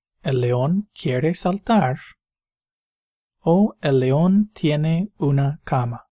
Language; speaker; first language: Spanish; non-native, fluent; English